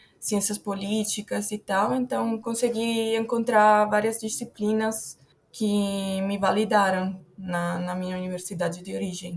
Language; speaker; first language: Portuguese; non-native, fluent; Italian